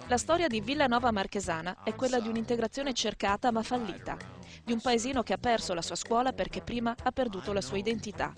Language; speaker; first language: Italian; native; Italian